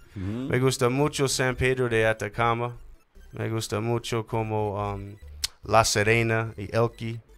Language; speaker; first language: Spanish; non-native, learner; English